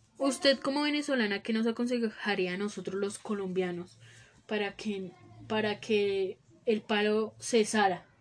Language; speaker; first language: Spanish; native; Spanish